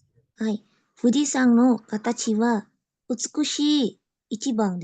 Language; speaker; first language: Japanese; non-native, learner; Indonesian